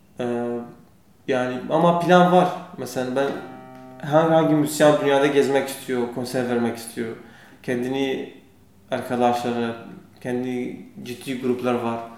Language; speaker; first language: Turkish; non-native, learner; Kurdish